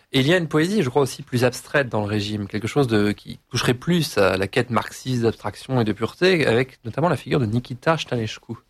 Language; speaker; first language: French; native; French